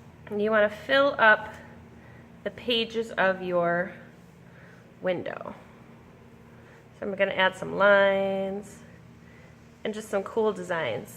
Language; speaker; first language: English; native; English